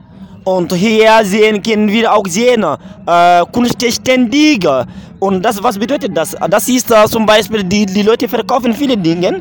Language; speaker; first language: German; non-native, fluent; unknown